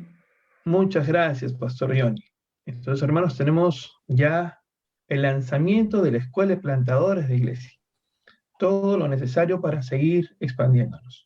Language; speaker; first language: Spanish; native; Spanish